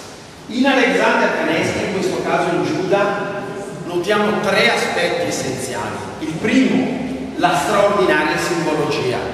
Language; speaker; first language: Italian; native; Italian